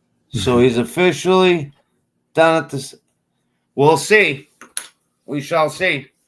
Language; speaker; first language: English; native; English